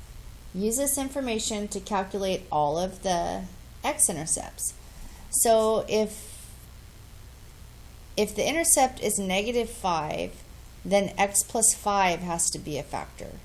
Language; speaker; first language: English; native; English